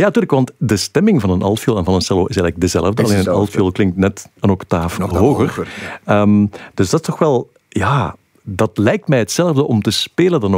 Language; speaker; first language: Dutch; native; Dutch